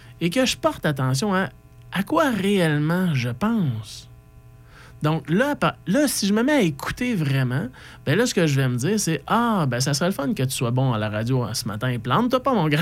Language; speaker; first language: French; native; French